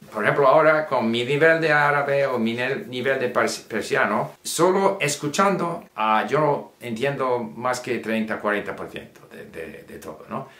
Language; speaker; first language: Spanish; non-native, fluent; English